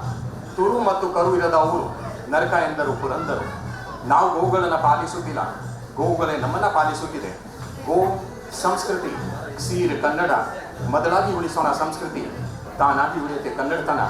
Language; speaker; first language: Kannada; non-native, fluent; Hindi